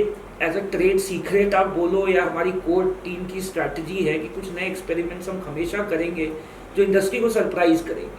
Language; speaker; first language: Hindi; native; Hindi